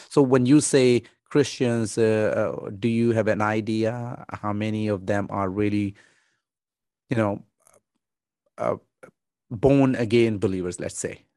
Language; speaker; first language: English; non-native, fluent; Urdu